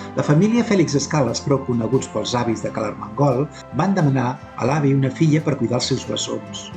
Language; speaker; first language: Catalan; native; Catalan